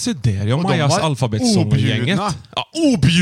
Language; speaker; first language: Swedish; native; Swedish